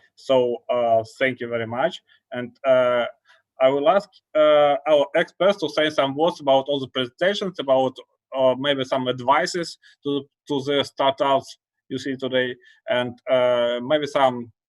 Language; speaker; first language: English; non-native, fluent; Russian